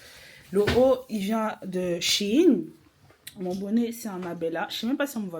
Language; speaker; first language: French; native; French